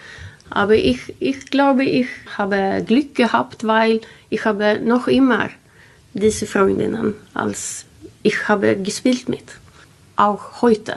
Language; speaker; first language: German; non-native, learner; Swedish